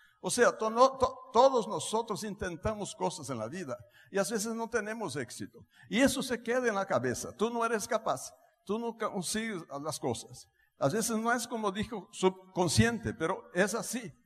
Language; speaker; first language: Spanish; non-native, fluent; Portuguese